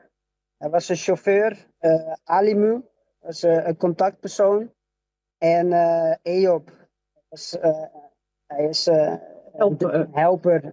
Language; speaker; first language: Dutch; early bilingual, other home language; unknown